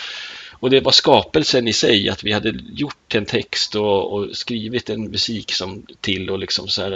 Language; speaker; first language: Swedish; native; Swedish